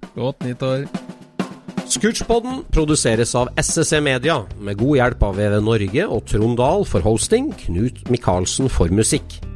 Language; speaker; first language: Norwegian; native; Norwegian